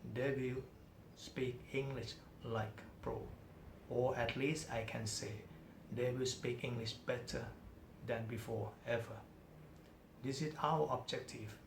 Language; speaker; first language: English; non-native, fluent; Thai